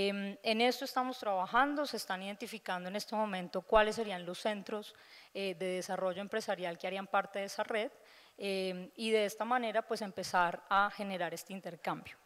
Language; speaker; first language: Spanish; native; Spanish